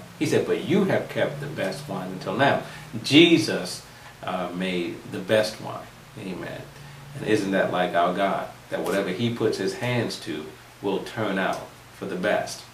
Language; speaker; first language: English; native; English